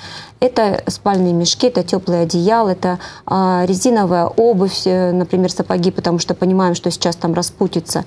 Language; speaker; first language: Russian; native; Russian